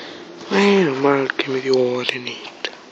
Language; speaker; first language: Spanish; native; Spanish